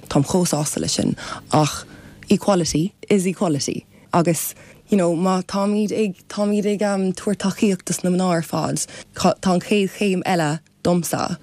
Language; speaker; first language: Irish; non-native, local second language; English